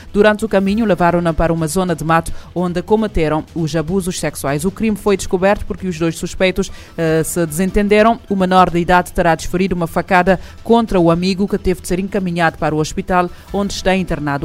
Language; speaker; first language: Portuguese; non-native, local second language; Kabuverdianu